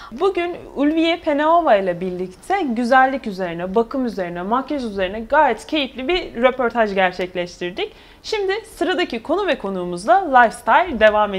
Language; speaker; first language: Turkish; native; Turkish